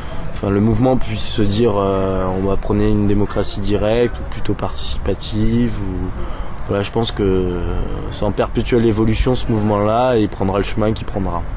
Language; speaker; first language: French; native; French